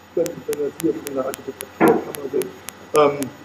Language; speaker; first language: German; native; German